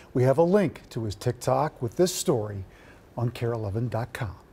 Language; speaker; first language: English; early bilingual, other home language; Pennsylvania German